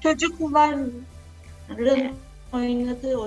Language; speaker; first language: Turkish; native; Turkish